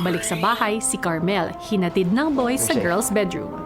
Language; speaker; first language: Filipino; native; Filipino